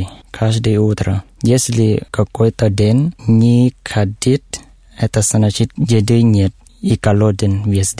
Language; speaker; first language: Russian; non-native, learner; Thai